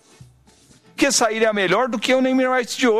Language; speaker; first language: Portuguese; native; Portuguese